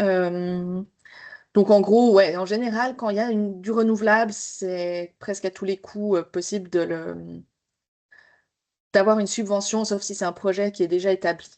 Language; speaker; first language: French; native; French